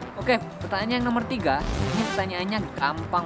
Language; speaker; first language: Indonesian; native; Indonesian